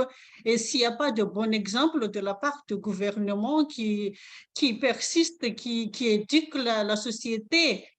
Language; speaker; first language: French; non-native, local second language; Malagasy